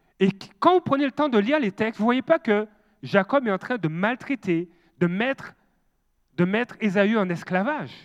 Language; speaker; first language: French; native; French